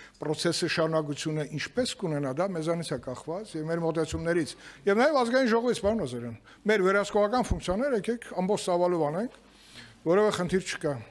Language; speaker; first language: Armenian; native; Armenian